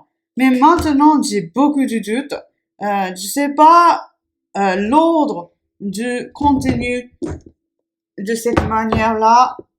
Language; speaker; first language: French; non-native, fluent; Japanese